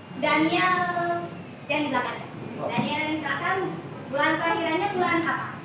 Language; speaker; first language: Indonesian; native; Indonesian